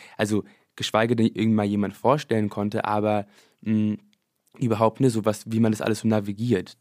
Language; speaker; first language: German; early bilingual, other home language; English